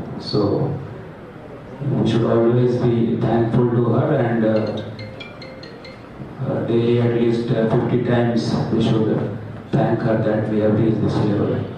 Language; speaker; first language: English; non-native, local second language; Telugu